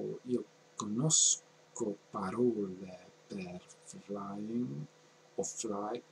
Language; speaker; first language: Italian; non-native, learner; English